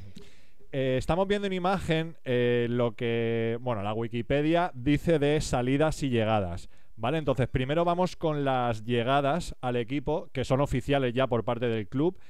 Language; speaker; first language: Spanish; native; Spanish